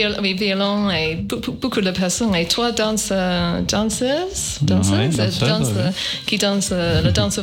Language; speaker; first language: French; non-native, learner; English